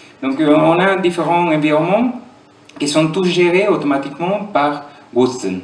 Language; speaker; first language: French; non-native, fluent; German